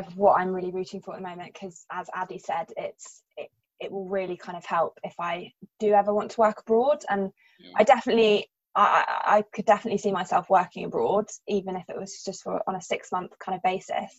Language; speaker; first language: English; native; English